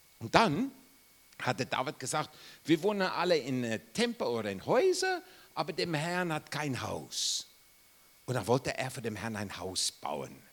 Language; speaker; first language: German; non-native, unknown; English